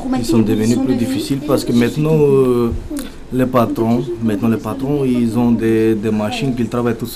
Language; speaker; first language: French; non-native, learner; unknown